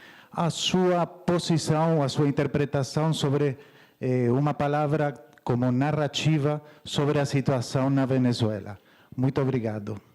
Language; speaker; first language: Portuguese; non-native, fluent; Spanish